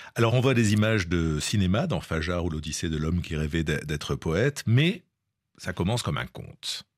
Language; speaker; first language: French; non-native, local second language; Wolof